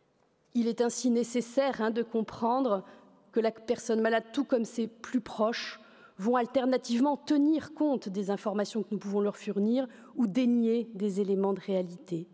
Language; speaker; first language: French; native; French